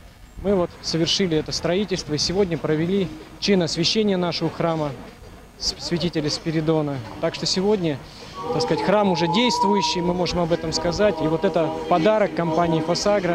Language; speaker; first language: Russian; native; Russian